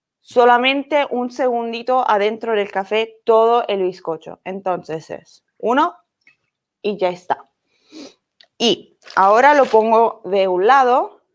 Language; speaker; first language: Spanish; non-native, learner; Italian